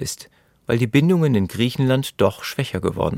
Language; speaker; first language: German; native; German